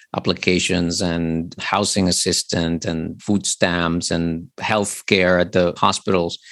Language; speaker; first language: English; early bilingual, other home language; Spanish